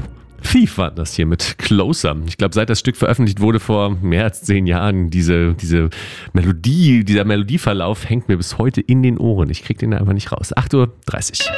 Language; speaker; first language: German; native; German